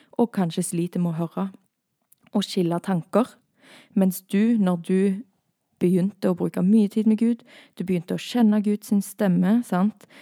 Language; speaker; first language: Norwegian; native; Norwegian